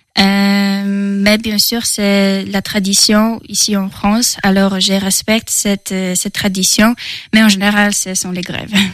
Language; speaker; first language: French; non-native, fluent; Polish